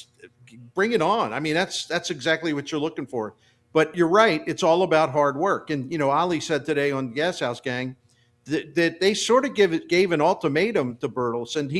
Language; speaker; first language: English; native; English